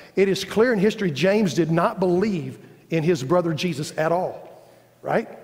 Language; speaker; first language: English; native; English